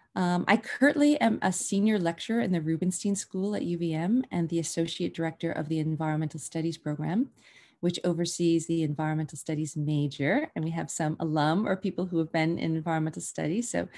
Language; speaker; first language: English; native; English